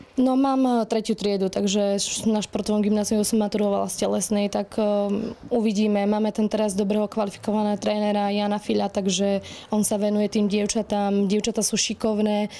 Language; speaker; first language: Slovak; native; Slovak